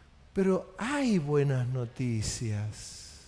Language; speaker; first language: Spanish; native; Spanish